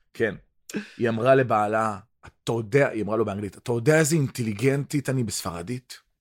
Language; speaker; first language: Hebrew; early bilingual, other home language; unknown